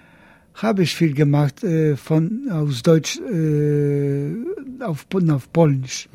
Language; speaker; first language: German; non-native, learner; Polish